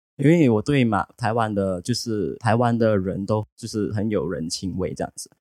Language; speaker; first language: Chinese; native; Chinese